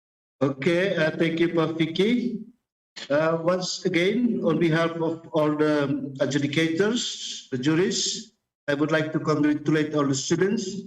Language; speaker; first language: English; non-native, fluent; Indonesian